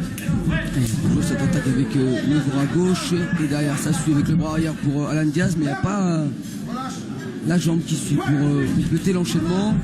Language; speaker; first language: French; native; French